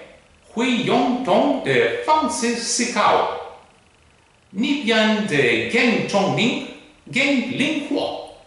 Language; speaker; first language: Chinese; non-native, learner; Greek